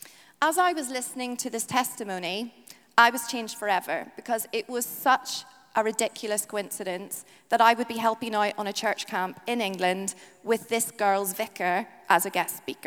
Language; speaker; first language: English; native; English